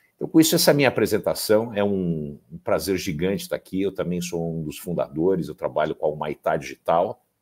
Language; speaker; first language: Portuguese; early bilingual, heritage; Portuguese